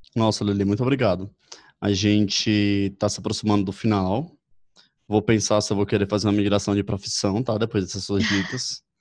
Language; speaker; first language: Portuguese; native; Portuguese